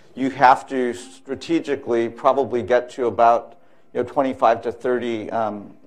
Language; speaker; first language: English; native; English